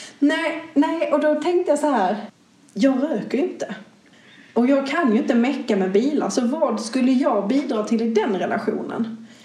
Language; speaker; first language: Swedish; native; Swedish